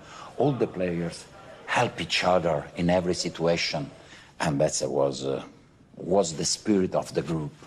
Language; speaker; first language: English; non-native, fluent; Italian